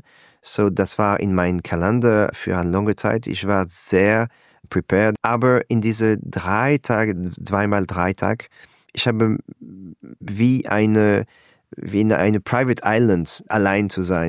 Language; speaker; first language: German; non-native, learner; French